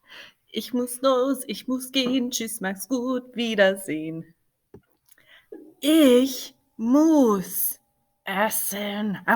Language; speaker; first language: German; non-native, fluent; English